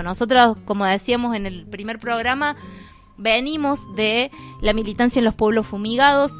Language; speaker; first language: Spanish; native; Spanish